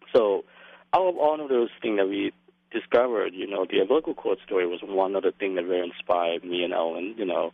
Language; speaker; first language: English; non-native, fluent; Lao